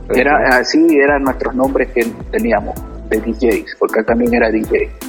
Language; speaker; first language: Spanish; native; Spanish